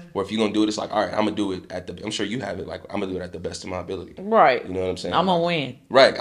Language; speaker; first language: English; native; English